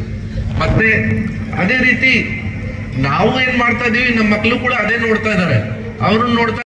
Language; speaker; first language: Kannada; non-native, local second language; Hindi